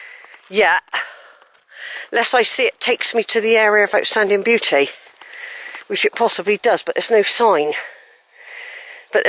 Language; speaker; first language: English; native; English